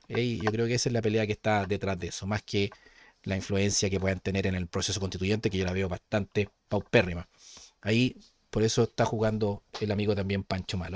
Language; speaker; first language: Spanish; native; Spanish